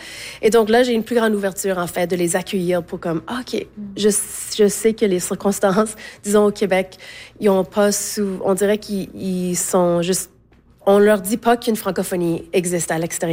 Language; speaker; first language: French; native; French